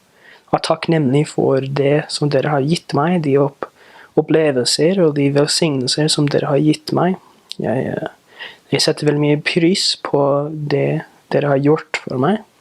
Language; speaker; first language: Norwegian; non-native, fluent; English